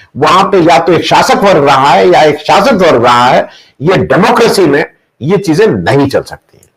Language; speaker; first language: Hindi; native; Hindi